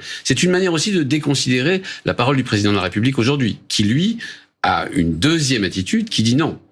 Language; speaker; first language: French; native; French